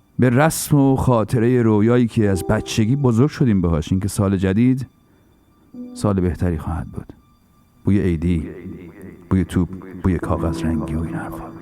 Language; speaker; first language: Persian; native; Persian